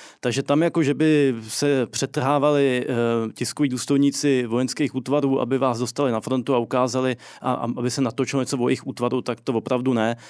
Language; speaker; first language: Czech; native; Czech